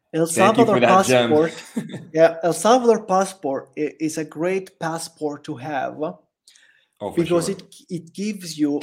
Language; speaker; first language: English; non-native, fluent; Italian